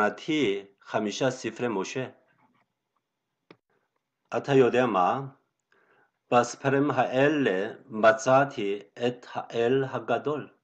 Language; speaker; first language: Hebrew; non-native, fluent; Korean